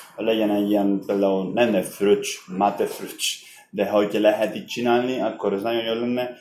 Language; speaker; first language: Hungarian; non-native, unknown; Spanish